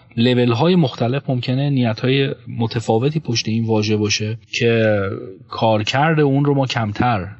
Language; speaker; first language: Persian; native; Persian